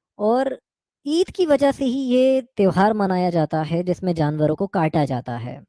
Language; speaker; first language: Urdu; native; Urdu